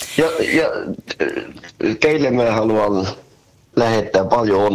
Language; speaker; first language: Finnish; early bilingual, heritage; Finnish